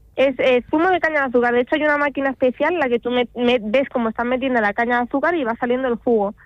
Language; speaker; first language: Spanish; early bilingual, other home language; Arabic